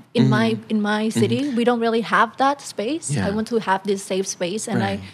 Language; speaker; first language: English; non-native, fluent; Thai